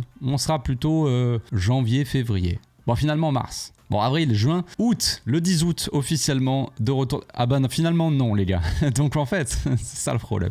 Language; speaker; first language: French; native; French